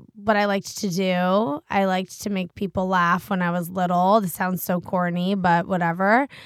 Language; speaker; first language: English; native; English